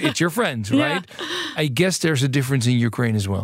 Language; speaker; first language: English; non-native, fluent; Dutch